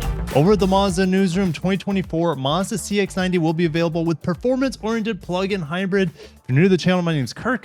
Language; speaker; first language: English; native; English